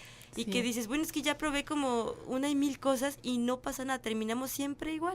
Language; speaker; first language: Spanish; native; Spanish